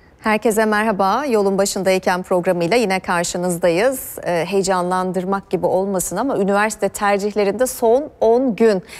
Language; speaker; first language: Turkish; native; Turkish